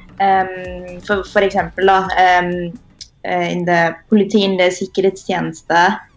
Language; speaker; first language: Norwegian; early bilingual, other home language; Tamil